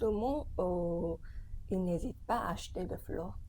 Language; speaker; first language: French; non-native, fluent; Japanese